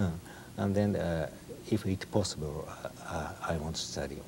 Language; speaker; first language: English; non-native, learner; Japanese